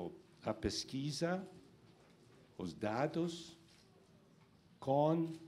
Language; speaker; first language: Portuguese; non-native, learner; Spanish